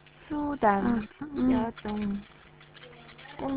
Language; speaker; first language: Chinese; non-native, learner; Korean